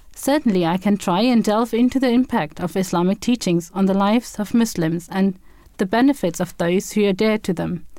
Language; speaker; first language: English; non-native, fluent; German